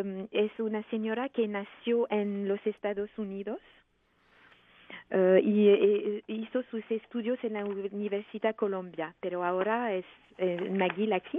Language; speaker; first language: Spanish; non-native, fluent; French